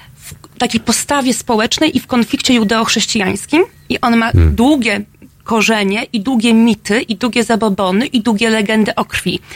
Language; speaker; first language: Polish; native; Polish